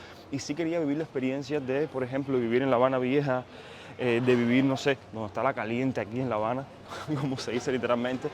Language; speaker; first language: Spanish; native; Spanish